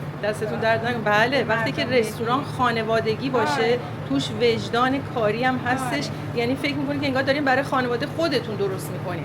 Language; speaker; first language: Persian; native; Persian